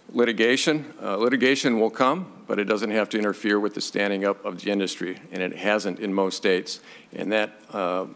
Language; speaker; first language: English; native; English